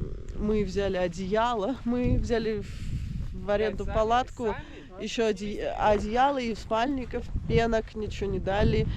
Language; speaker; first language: Russian; native; Russian